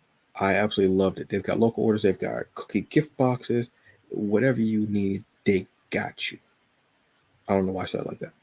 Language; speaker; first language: English; native; English